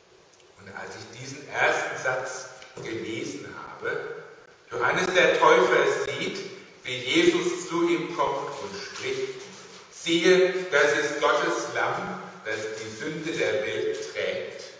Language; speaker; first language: German; native; German